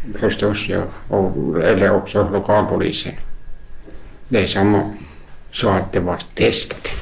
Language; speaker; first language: Swedish; non-native, local second language; Finnish